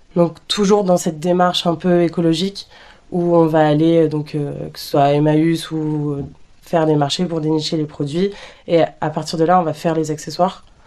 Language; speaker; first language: French; native; French